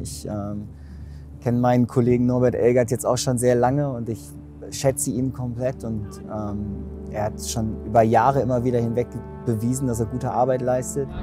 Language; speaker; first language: German; native; German